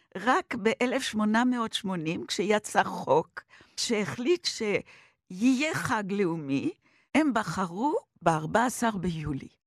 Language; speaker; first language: Hebrew; non-native, fluent; French